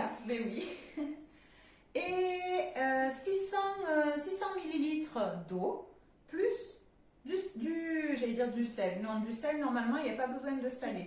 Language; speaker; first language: French; native; French